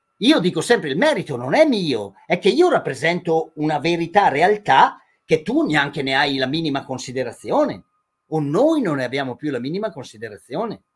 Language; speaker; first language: Italian; native; Italian